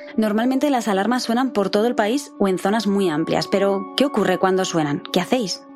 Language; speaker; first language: Spanish; native; Spanish